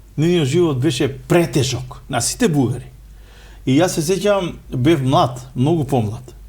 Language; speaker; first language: Macedonian; non-native, local second language; Romany